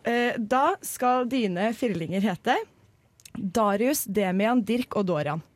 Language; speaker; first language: Norwegian; native; Norwegian